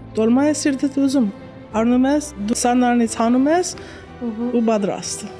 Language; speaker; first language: Armenian; early bilingual, heritage; Armenian